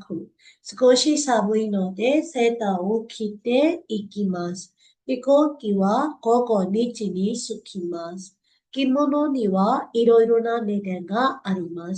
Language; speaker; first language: Japanese; non-native, fluent; Burmese